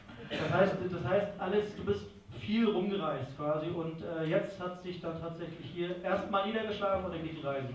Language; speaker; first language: German; native; German